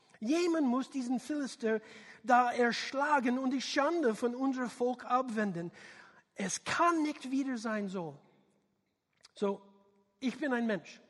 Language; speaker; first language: German; non-native, learner; English